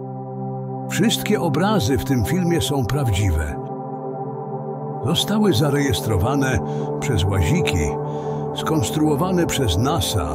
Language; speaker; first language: Polish; native; Polish